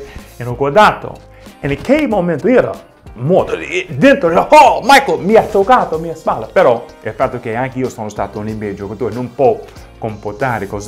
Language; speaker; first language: Italian; non-native, fluent; English